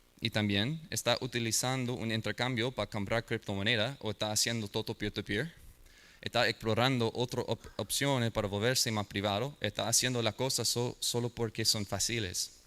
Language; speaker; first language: Spanish; non-native, learner; English